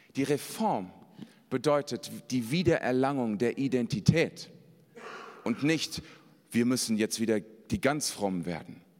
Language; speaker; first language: German; native; German